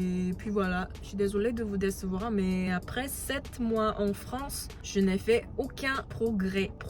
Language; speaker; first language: French; non-native, learner; English